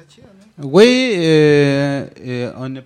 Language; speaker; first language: French; non-native, learner; Spanish